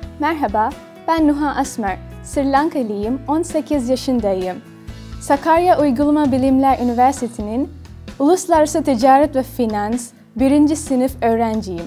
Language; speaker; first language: Turkish; non-native, learner; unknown